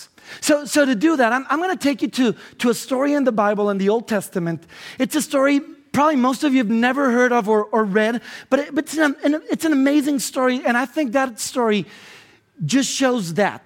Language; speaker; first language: English; non-native, fluent; Spanish